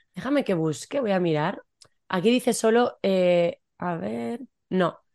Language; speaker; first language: Spanish; native; Spanish